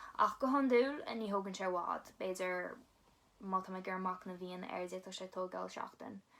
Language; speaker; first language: Irish; native; Irish